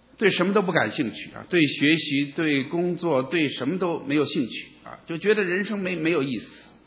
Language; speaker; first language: Chinese; native; Chinese